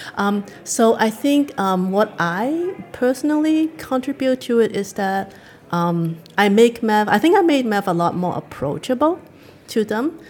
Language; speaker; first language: English; non-native, local second language; Cantonese